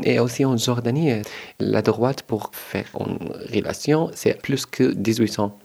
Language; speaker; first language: French; non-native, learner; Arabic